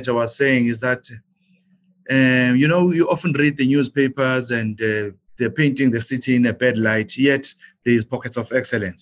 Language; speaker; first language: English; non-native, local second language; Zulu